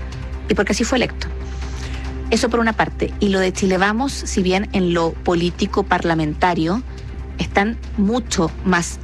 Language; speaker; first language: Spanish; native; Spanish